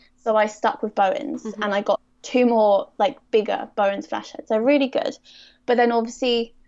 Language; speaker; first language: English; native; English